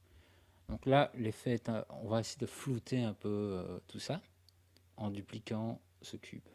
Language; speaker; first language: French; native; French